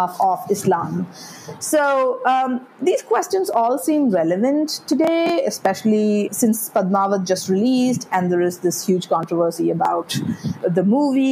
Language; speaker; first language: English; non-native, local second language; Malayalam